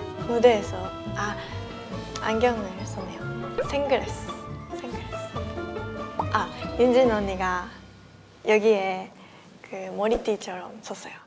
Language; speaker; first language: Korean; non-native, fluent; Japanese